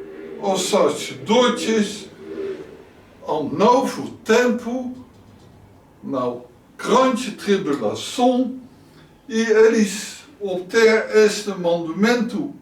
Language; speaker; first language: Portuguese; non-native, learner; Dutch